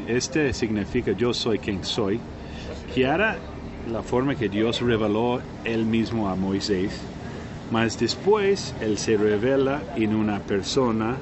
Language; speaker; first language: Spanish; non-native, learner; English